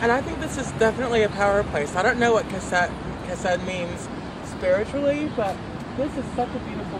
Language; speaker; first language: English; native; English